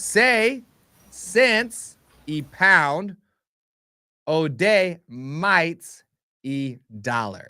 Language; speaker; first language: Spanish; non-native, learner; English